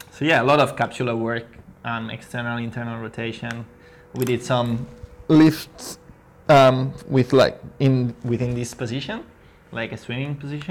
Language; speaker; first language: English; non-native, fluent; Spanish